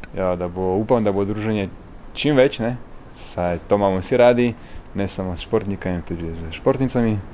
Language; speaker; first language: Slovenian; non-native, fluent; Ukrainian